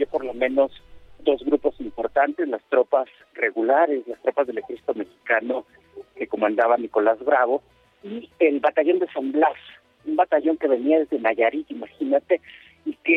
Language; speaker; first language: Spanish; native; Spanish